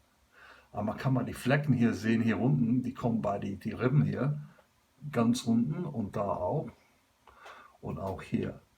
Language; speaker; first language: German; non-native, learner; English